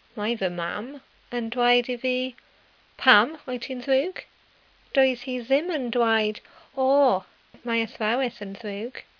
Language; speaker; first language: Welsh; non-native, learner; English